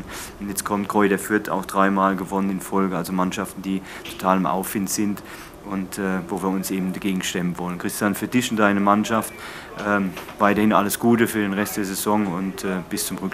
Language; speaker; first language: German; native; German